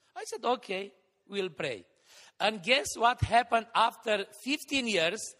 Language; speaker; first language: English; non-native, fluent; Romanian